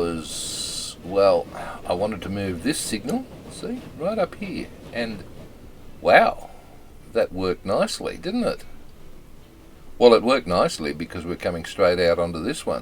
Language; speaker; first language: English; native; English